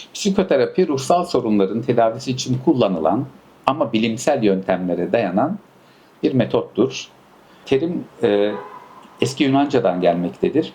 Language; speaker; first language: Turkish; early bilingual, heritage; Turkish